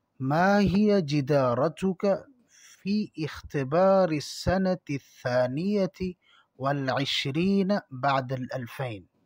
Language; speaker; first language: Arabic; non-native, fluent; Urdu